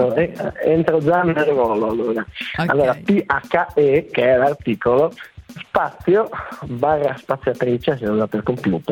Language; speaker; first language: Italian; native; Italian